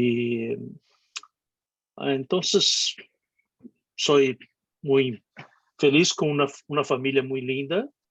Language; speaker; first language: Spanish; non-native, fluent; Portuguese